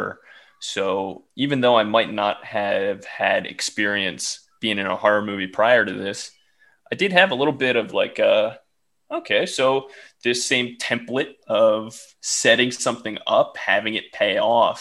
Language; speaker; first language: English; native; English